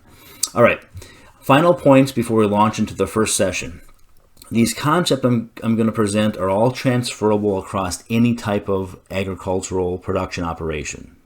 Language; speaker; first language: English; native; English